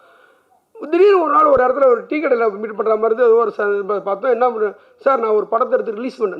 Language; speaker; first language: Tamil; native; Tamil